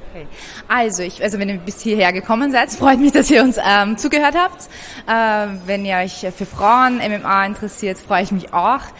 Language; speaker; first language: German; early bilingual, other home language; Persian